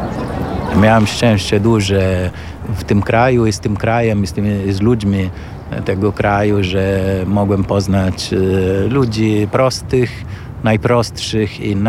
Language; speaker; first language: Polish; non-native, fluent; Italian